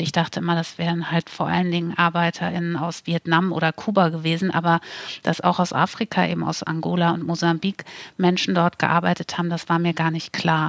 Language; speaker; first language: German; native; German